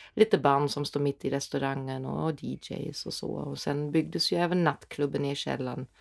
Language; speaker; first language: Swedish; non-native, fluent; German